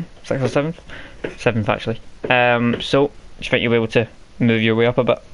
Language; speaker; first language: English; native; English